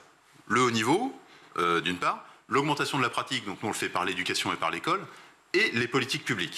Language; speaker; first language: French; native; French